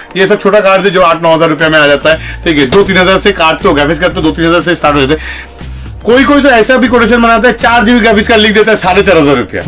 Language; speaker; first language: Hindi; non-native, local second language; Bangla